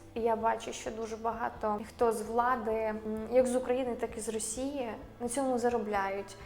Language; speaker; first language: Ukrainian; non-native, local second language; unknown